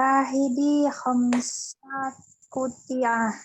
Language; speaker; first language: Arabic; non-native, learner; Indonesian